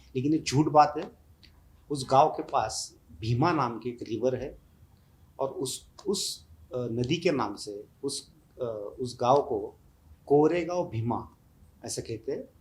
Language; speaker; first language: Hindi; non-native, local second language; Marathi